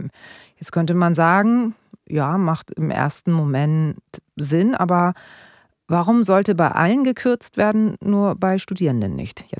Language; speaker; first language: German; native; German